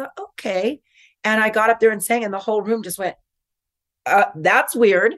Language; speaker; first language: English; native; English